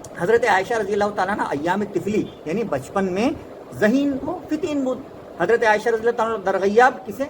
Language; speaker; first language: Urdu; native; Urdu